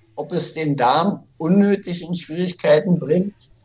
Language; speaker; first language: German; native; German